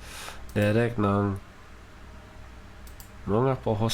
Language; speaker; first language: Swedish; non-native, learner; English